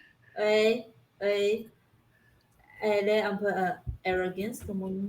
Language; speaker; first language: French; non-native, learner; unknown